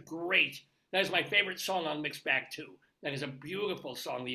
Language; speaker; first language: English; native; English